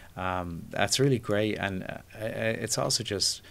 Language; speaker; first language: English; native; English